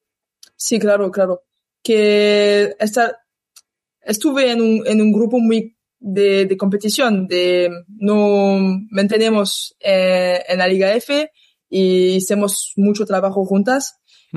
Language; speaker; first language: Spanish; non-native, learner; French